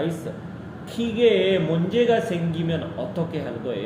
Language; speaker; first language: Korean; non-native, learner; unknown